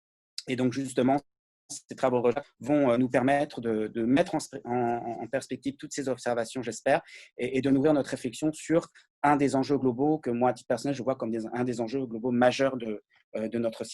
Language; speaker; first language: French; native; French